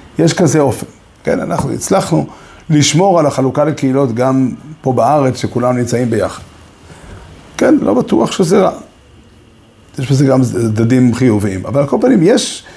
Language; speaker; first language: Hebrew; native; Hebrew